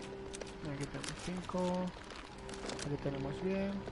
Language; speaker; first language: Spanish; native; Spanish